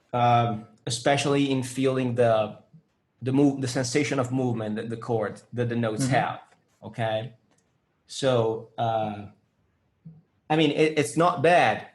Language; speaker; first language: English; non-native, fluent; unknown